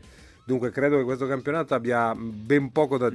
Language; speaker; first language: Italian; native; Italian